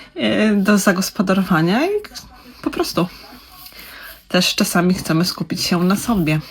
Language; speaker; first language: Polish; native; Polish